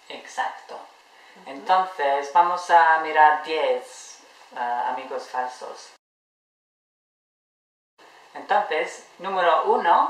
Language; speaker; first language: Spanish; non-native, fluent; English